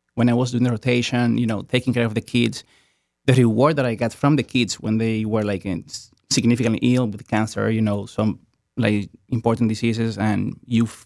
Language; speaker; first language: English; non-native, fluent; Spanish